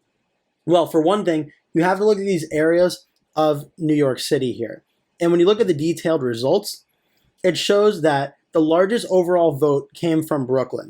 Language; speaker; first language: English; native; English